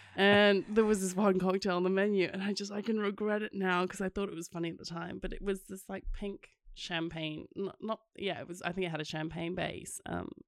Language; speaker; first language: English; native; English